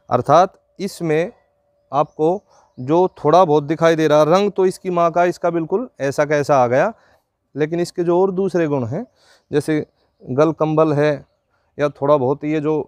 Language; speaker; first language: Hindi; native; Hindi